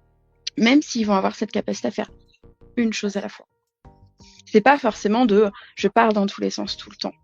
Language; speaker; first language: French; native; French